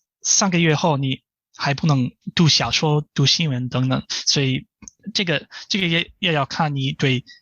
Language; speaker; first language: Chinese; non-native, fluent; English